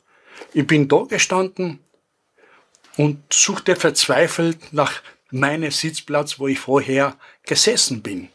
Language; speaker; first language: German; non-native, fluent; Greek